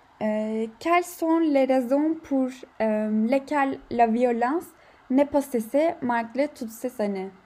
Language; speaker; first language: French; non-native, learner; Turkish